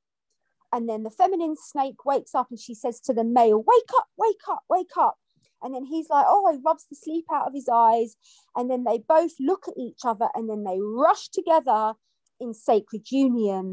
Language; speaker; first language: English; native; English